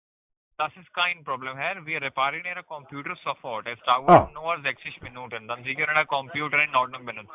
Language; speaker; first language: German; non-native, learner; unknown